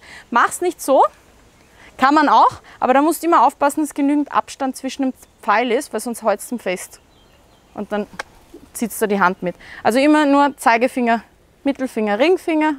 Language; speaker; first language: German; native; German